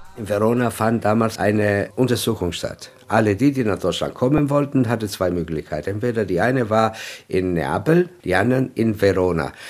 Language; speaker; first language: German; non-native, fluent; Italian